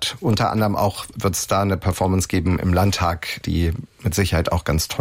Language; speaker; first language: German; native; German